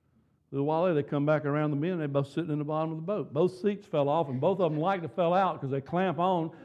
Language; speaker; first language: English; native; English